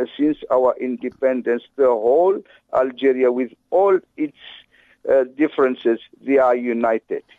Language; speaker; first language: English; non-native, fluent; Arabic